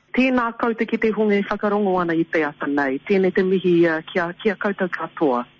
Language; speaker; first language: Māori; non-native, local second language; English